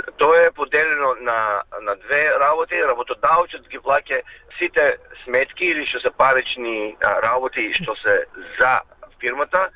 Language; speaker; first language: Macedonian; early bilingual, heritage; Macedonian